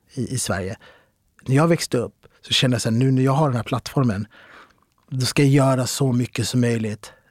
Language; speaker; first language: Swedish; early bilingual, other home language; Arabic